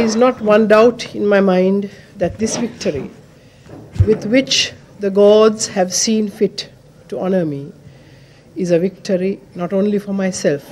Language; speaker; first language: English; non-native, local second language; Sinhala